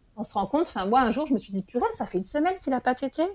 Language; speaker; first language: French; native; French